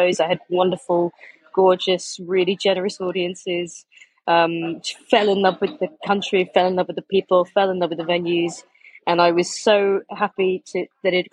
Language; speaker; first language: English; native; English